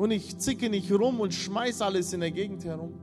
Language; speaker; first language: German; non-native, fluent; Russian